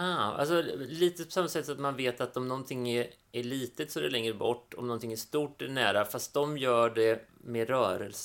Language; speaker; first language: Swedish; native; Swedish